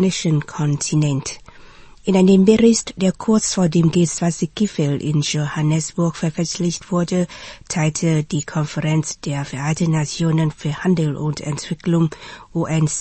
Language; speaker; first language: German; non-native, fluent; Vietnamese